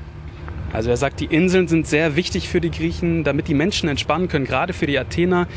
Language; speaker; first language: German; native; German